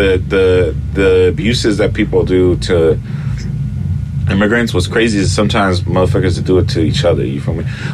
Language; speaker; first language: English; early bilingual, other home language; Spanish